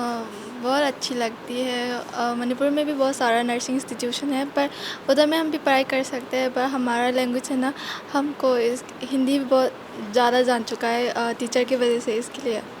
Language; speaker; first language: Hindi; non-native, local second language; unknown